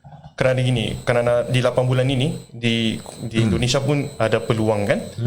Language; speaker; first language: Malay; non-native, local second language; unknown